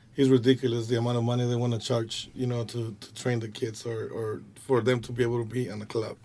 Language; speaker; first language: English; non-native, fluent; Spanish